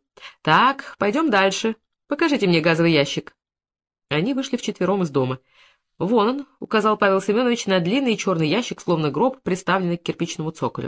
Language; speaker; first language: Russian; native; Russian